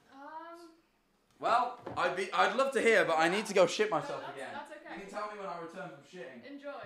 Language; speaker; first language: English; native; English